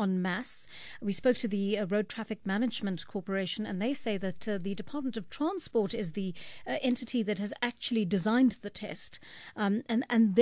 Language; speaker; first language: English; native; English